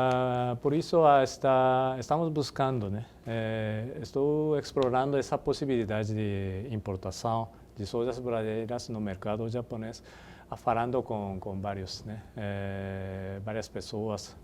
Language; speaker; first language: Portuguese; non-native, fluent; Japanese